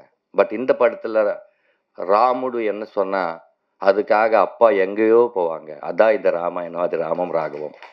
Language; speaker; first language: Tamil; non-native, learner; Telugu